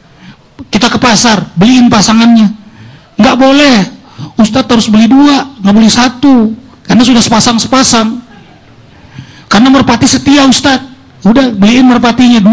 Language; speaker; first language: Indonesian; native; Indonesian